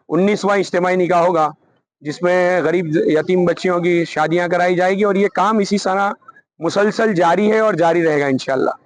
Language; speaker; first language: Hindi; non-native, local second language; Gujarati